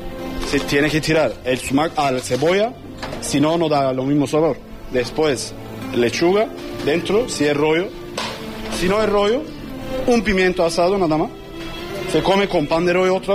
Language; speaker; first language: Spanish; non-native, learner; Turkish